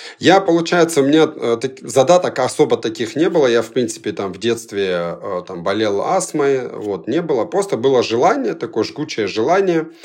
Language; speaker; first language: Russian; early bilingual, other home language; Georgian